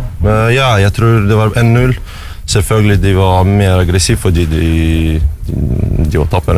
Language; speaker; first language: Norwegian; non-native, learner; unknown